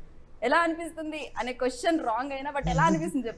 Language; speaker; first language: Telugu; native; Telugu